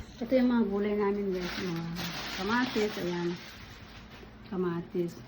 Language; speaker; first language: Filipino; non-native, local second language; Iloko